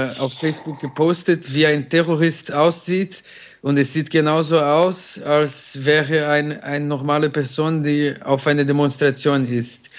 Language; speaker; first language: German; non-native, fluent; Portuguese